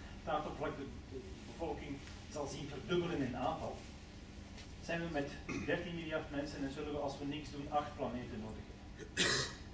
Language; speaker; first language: Dutch; native; Dutch